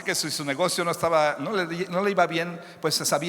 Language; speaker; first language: Spanish; non-native, fluent; English